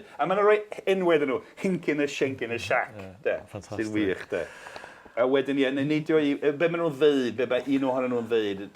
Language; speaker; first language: Welsh; non-native, fluent; English